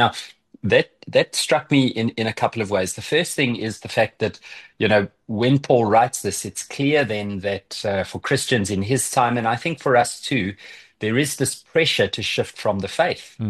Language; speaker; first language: English; native; English